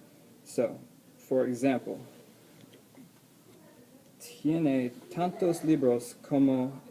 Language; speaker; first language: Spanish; non-native, learner; English